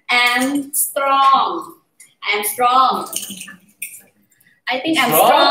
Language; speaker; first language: English; non-native, learner; Thai